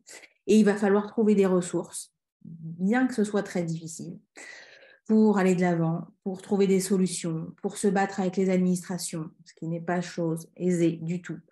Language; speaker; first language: French; native; French